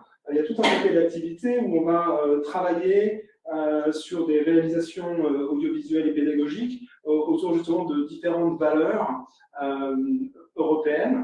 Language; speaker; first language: French; native; French